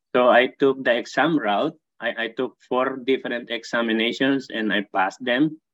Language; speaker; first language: English; non-native, local second language; Filipino